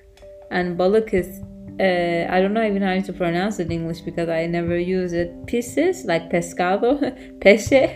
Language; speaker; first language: English; non-native, fluent; Turkish